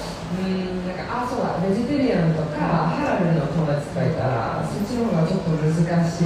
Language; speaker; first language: Japanese; early bilingual, heritage; Japanese